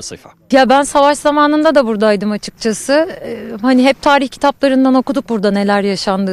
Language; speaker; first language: Turkish; native; Turkish